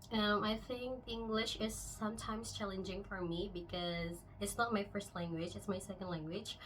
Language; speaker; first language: English; non-native, local second language; Indonesian